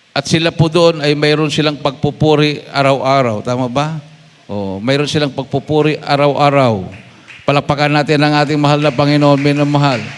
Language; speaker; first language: Filipino; non-native, local second language; Cebuano